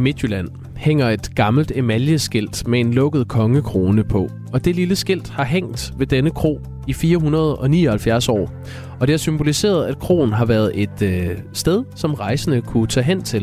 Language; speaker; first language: Danish; native; Danish